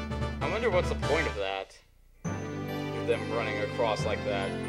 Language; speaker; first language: English; native; English